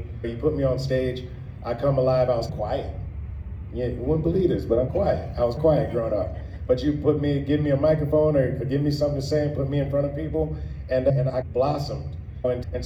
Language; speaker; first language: English; native; English